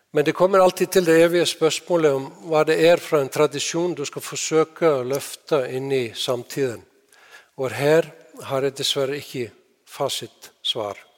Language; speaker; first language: Norwegian; non-native, fluent; Icelandic